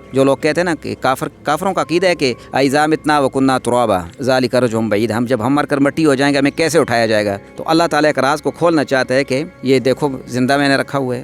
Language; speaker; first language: Urdu; non-native, local second language; Northern Hindko